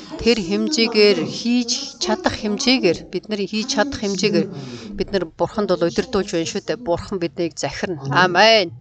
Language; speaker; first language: Mongolian; non-native, fluent; Korean